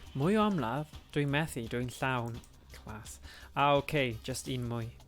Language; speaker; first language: Welsh; native; Welsh